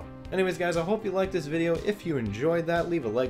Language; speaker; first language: English; native; English